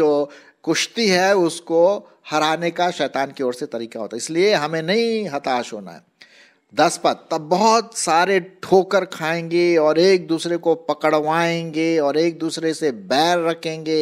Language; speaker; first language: Hindi; non-native, local second language; Marathi